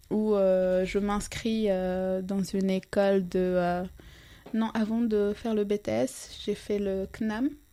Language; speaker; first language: French; non-native, local second language; Ngazidja Comorian